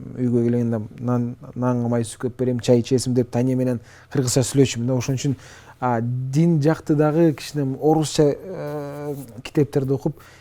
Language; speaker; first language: Kyrgyz; non-native, local second language; Russian